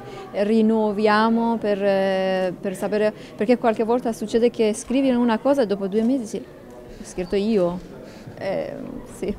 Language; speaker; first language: Italian; non-native, learner; Persian